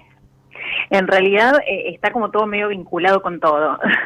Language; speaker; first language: Spanish; native; Spanish